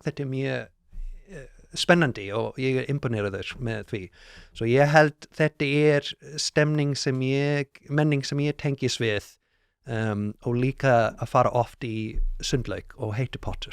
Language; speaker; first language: Icelandic; non-native, learner; English